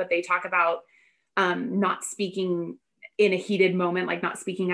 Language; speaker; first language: English; native; English